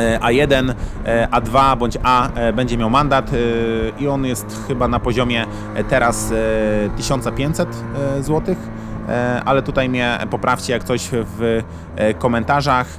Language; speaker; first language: Polish; native; Polish